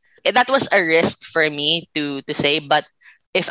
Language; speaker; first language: English; non-native, local second language; Filipino